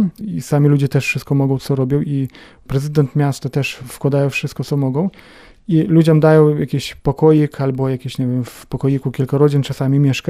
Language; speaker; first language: Polish; non-native, fluent; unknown